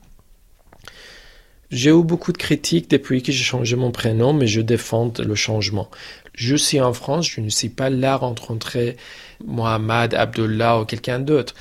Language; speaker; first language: French; non-native, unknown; Persian